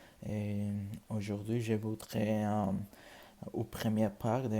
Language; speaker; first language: French; non-native, learner; Spanish